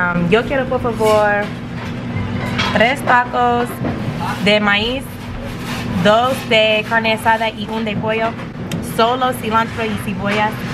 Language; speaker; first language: Spanish; non-native, learner; English